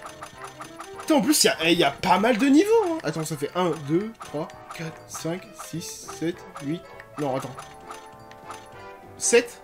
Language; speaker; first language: French; native; French